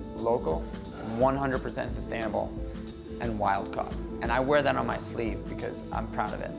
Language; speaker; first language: English; native; English